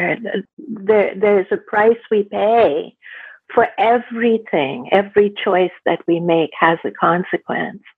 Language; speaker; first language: English; non-native, local second language; Gujarati